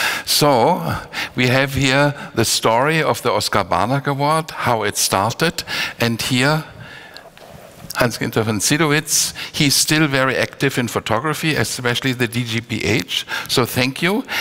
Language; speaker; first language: English; non-native, fluent; German